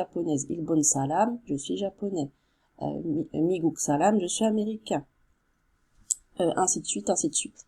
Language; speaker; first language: French; native; French